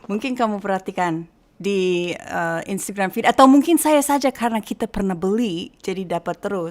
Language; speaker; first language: Indonesian; non-native, fluent; English